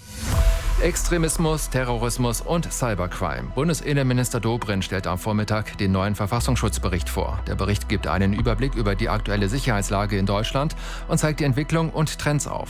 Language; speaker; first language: German; native; German